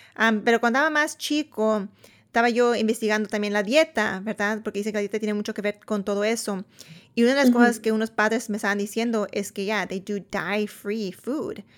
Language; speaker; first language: Spanish; early bilingual, heritage; Spanish